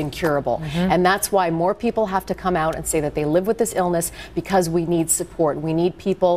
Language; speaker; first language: English; native; English